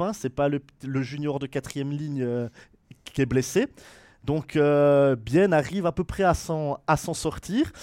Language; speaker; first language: French; native; French